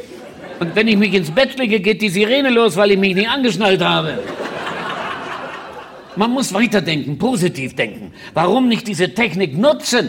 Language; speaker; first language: German; native; German